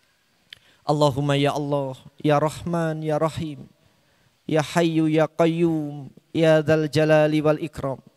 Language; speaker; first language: Indonesian; native; Indonesian